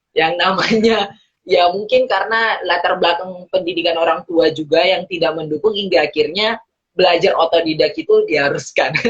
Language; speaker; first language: Indonesian; early bilingual, heritage; Indonesian